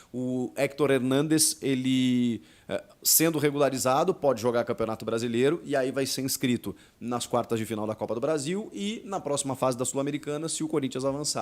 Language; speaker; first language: Portuguese; native; Portuguese